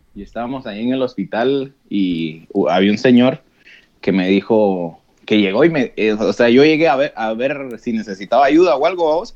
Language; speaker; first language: Spanish; native; Spanish